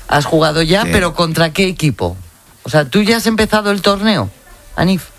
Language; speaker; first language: Spanish; native; Spanish